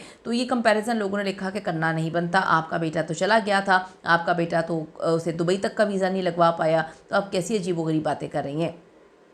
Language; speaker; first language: Urdu; native; Urdu